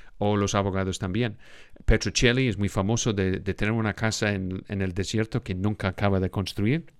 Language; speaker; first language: Spanish; non-native, fluent; English